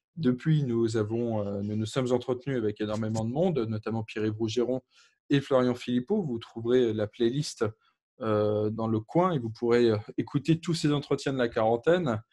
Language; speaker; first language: French; native; French